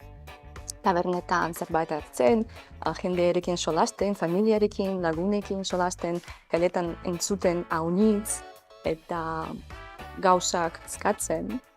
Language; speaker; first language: Basque; non-native, learner; Spanish